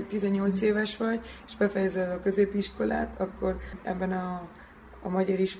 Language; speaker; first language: Hungarian; early bilingual, heritage; Hungarian